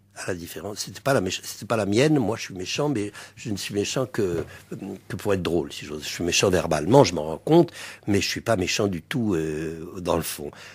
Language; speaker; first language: French; native; French